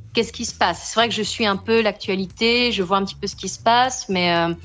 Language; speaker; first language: French; native; French